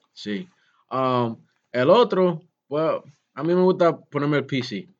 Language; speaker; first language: Spanish; early bilingual, heritage; Spanish